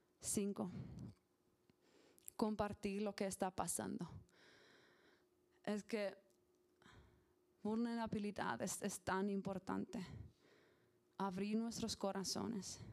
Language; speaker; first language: Spanish; non-native, learner; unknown